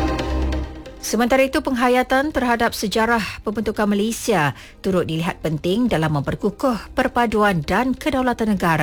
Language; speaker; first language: Malay; native; Malay